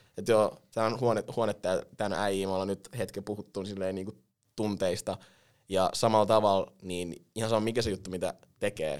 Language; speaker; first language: Finnish; early bilingual, other home language; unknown